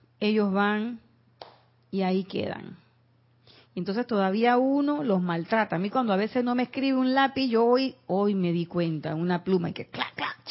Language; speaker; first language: Spanish; native; Spanish